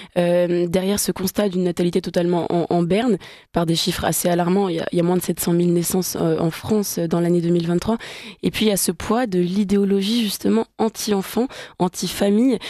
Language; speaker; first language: French; native; French